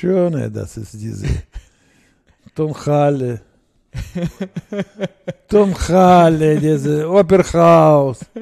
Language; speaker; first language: German; non-native, learner; Russian